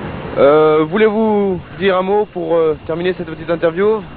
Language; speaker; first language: French; native; French